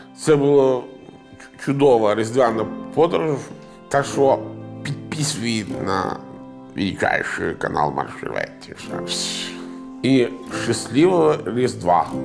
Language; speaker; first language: Ukrainian; non-native, learner; Italian